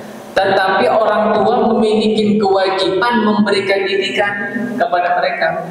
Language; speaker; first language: Indonesian; native; Indonesian